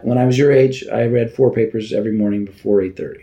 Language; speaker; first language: English; native; English